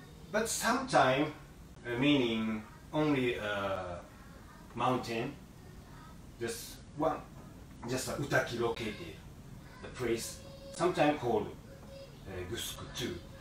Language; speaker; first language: English; non-native, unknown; Japanese